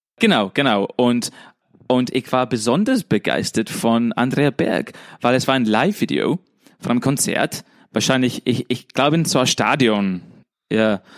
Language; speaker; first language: German; non-native, fluent; English